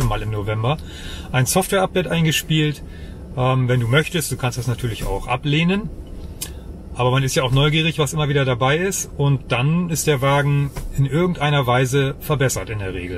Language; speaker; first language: German; native; German